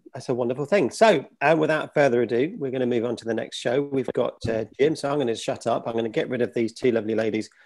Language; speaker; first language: English; native; English